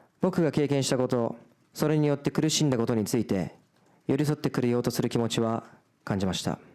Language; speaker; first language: Japanese; early bilingual, other home language; Portuguese